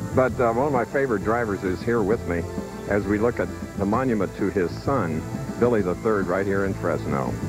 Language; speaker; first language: English; native; English